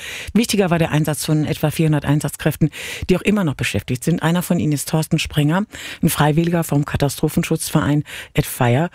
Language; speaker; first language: German; native; German